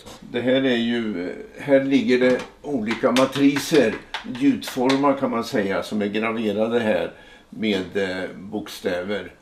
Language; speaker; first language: Swedish; native; Swedish